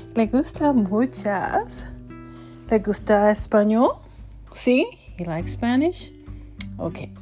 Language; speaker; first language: Spanish; non-native, learner; English